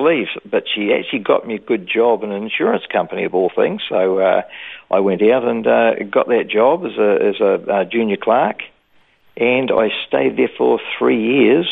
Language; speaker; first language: English; native; English